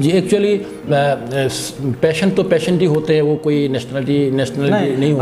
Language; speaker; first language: Hindi; non-native, fluent; Bangla